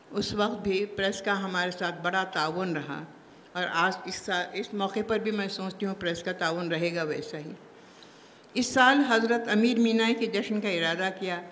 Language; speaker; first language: Urdu; native; Urdu